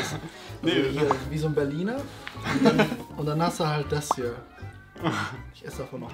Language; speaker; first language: German; native; German